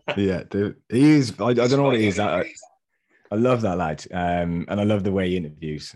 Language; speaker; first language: English; native; English